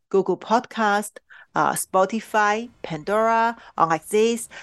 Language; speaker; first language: English; non-native, fluent; Chinese